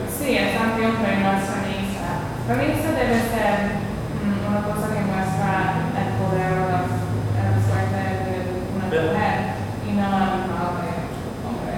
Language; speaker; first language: Spanish; non-native, learner; English